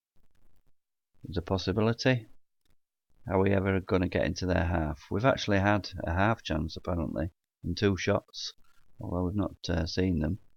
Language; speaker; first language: English; native; English